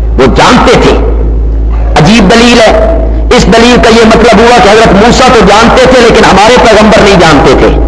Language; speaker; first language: Urdu; non-native, local second language; Punjabi